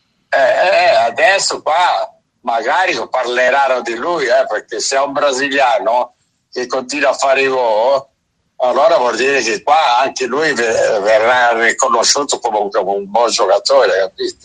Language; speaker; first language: Italian; non-native, fluent; Portuguese